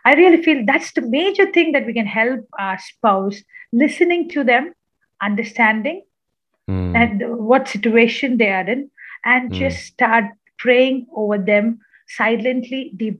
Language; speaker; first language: English; non-native, local second language; Malayalam